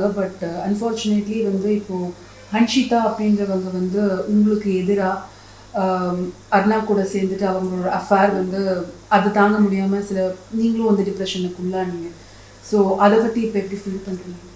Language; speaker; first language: Tamil; native; Tamil